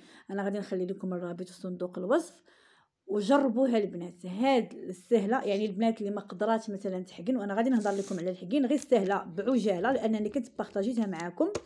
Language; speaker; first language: Arabic; native; Arabic